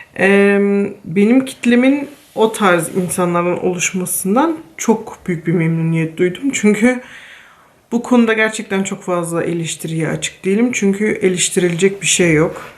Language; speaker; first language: Turkish; early bilingual, other home language; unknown